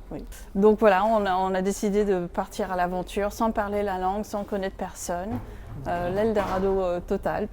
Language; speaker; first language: French; non-native, fluent; Spanish